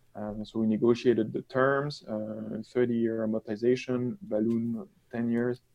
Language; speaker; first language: English; non-native, fluent; French